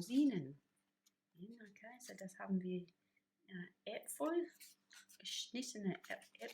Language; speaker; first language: German; non-native, fluent; English